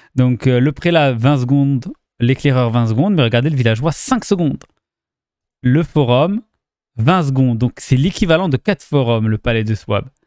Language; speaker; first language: French; native; French